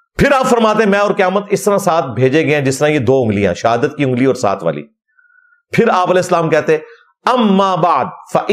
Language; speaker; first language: Urdu; non-native, local second language; Punjabi